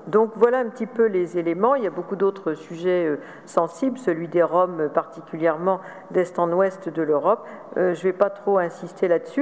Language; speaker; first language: French; native; French